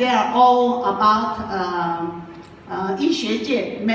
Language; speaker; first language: English; non-native, learner; Japanese